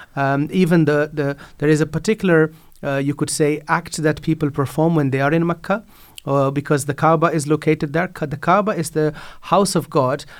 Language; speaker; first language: English; non-native, fluent; Dutch